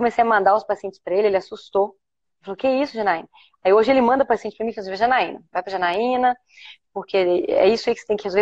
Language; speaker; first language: Portuguese; native; Portuguese